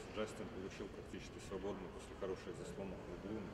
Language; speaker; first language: Russian; native; Russian